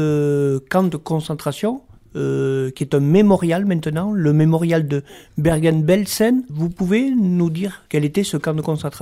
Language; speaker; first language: French; native; French